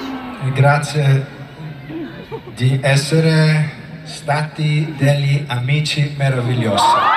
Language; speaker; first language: Italian; non-native, learner; English